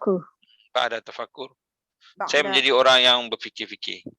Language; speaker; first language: Malay; native; Malay